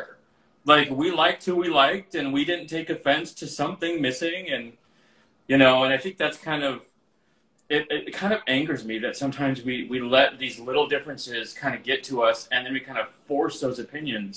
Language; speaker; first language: English; native; English